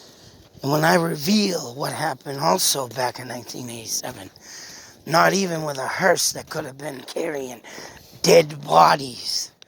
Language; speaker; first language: English; native; English